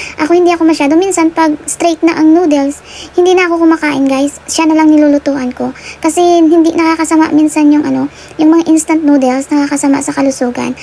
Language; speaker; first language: Filipino; non-native, local second language; Hiligaynon